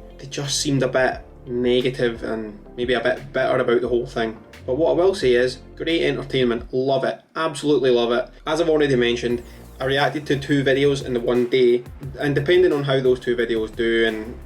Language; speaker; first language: English; native; English